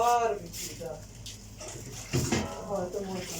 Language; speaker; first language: Russian; non-native, learner; English